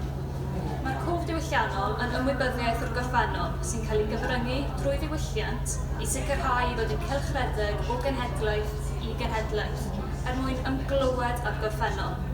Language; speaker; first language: Welsh; native; Welsh